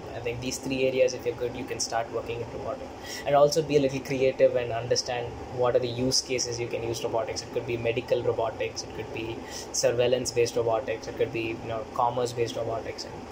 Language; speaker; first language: English; non-native, local second language; Telugu